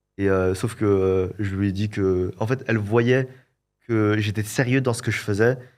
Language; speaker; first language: French; early bilingual, other home language; Vietnamese